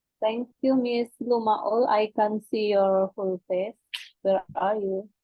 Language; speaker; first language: English; non-native, fluent; Indonesian